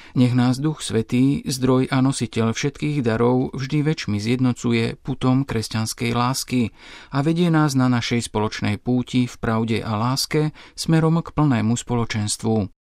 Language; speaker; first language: Slovak; native; Slovak